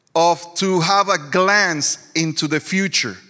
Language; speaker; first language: English; non-native, fluent; Spanish